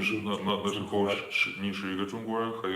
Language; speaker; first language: Chinese; non-native, fluent; Ukrainian